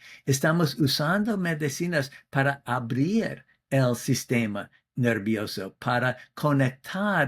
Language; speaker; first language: Spanish; non-native, fluent; English